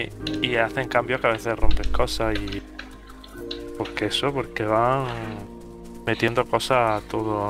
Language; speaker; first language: Spanish; native; Spanish